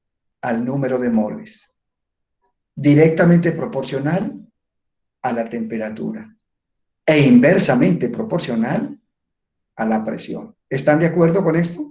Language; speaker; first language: Spanish; native; Spanish